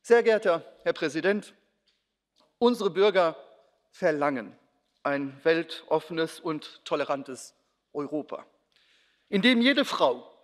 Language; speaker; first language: German; non-native, local second language; Luxembourgish